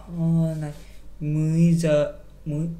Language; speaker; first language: Vietnamese; non-native, learner; Korean